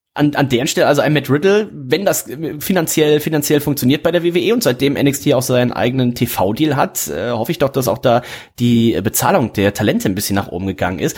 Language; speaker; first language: German; native; German